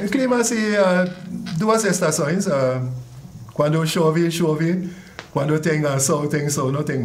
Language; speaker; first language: Portuguese; non-native, fluent; English